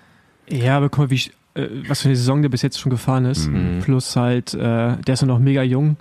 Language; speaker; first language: German; native; German